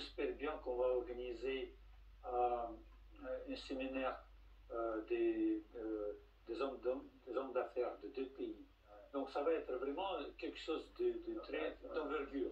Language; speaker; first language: French; non-native, fluent; Russian